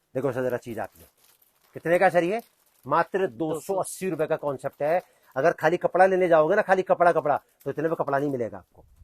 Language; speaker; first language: Hindi; native; Hindi